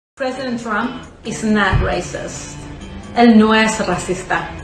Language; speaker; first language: English; native; English